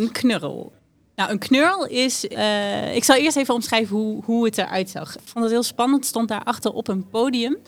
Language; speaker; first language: Dutch; native; Dutch